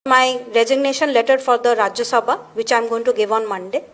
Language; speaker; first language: English; non-native, local second language; Bangla